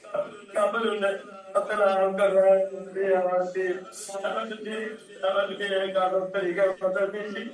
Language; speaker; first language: Hindi; non-native, learner; Rohingya